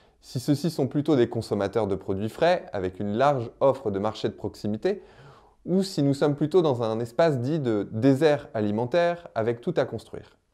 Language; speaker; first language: French; native; French